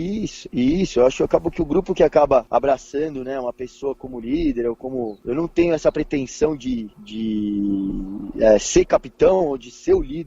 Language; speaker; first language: Portuguese; native; Portuguese